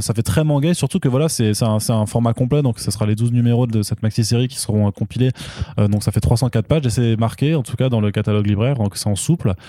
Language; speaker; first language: French; native; French